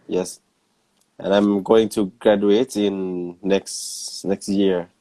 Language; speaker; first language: English; non-native, learner; Thai